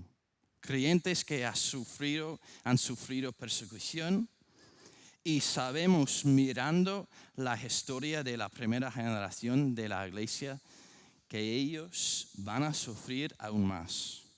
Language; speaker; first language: Spanish; non-native, fluent; English